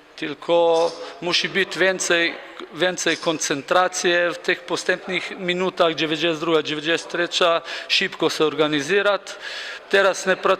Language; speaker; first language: Polish; non-native, learner; Slovenian